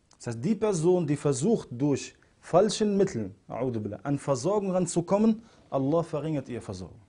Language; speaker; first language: German; non-native, fluent; Arabic